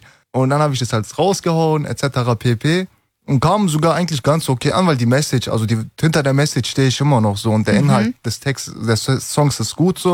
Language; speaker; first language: German; early bilingual, other home language; Turkish